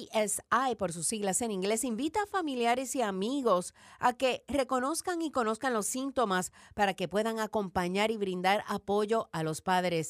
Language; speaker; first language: Spanish; native; Spanish